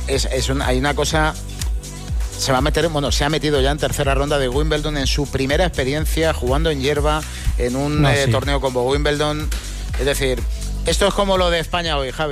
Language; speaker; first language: Spanish; native; Spanish